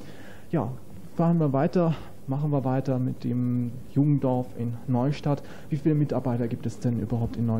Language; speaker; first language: German; native; German